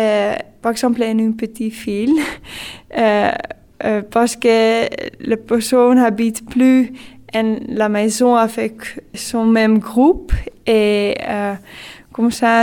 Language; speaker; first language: French; non-native, learner; Dutch